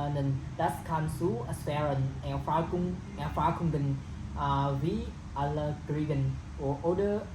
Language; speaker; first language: German; non-native, learner; Vietnamese